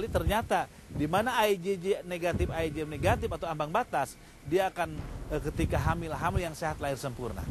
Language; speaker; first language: Indonesian; native; Indonesian